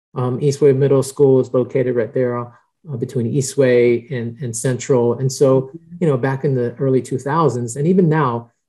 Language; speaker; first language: English; early bilingual, other home language; Spanish